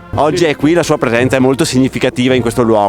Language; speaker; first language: Italian; native; Italian